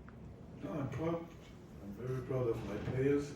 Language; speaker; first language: English; non-native, fluent; French